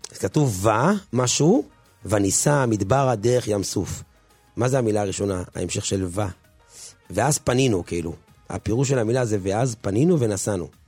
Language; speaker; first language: Hebrew; native; Hebrew